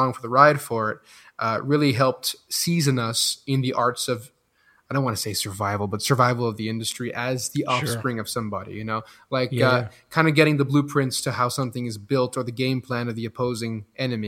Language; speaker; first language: English; non-native, fluent; French